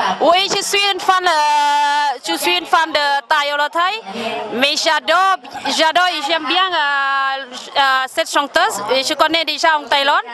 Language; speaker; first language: French; non-native, learner; Thai